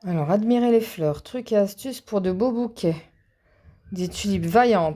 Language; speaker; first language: French; native; French